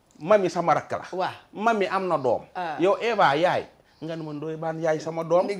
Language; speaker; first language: Wolof; native; Wolof